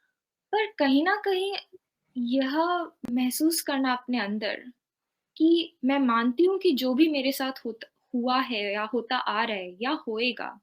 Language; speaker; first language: Hindi; native; Hindi